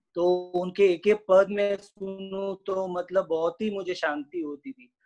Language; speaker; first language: Hindi; non-native, local second language; Gujarati